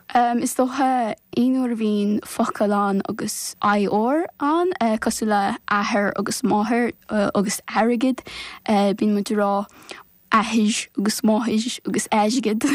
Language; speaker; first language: Irish; native; Irish